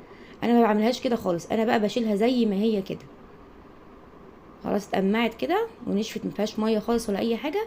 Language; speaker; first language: Arabic; native; Arabic